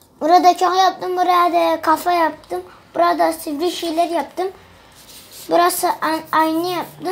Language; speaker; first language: Turkish; early bilingual, heritage; Turkish